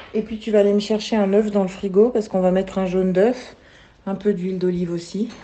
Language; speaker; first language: French; native; French